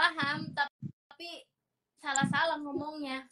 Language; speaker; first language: Indonesian; native; Indonesian